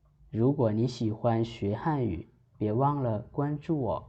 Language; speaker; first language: Chinese; non-native, fluent; Lao